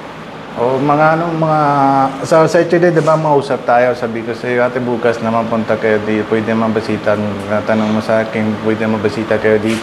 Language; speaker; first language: Filipino; non-native, learner; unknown